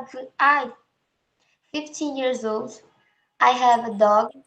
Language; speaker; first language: English; non-native, learner; Portuguese